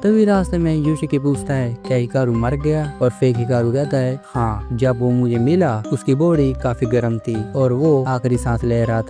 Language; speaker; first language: Hindi; native; Hindi